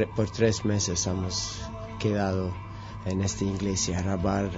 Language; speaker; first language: Spanish; non-native, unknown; English